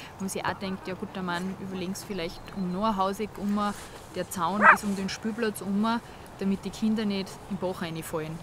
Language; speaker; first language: German; native; German